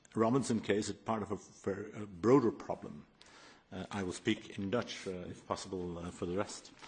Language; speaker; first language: English; non-native, fluent; Dutch